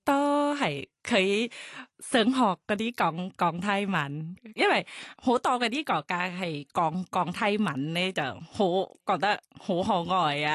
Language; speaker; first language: Cantonese; non-native, fluent; Thai